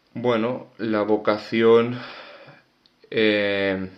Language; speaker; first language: Spanish; native; Spanish